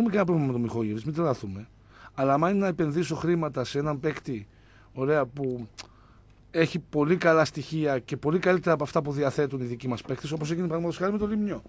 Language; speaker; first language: Greek; native; Greek